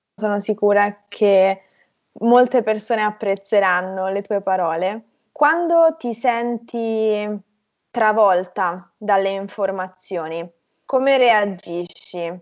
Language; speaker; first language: Italian; native; Italian